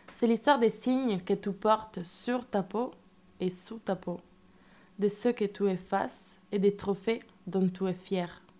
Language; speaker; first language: French; non-native, fluent; Italian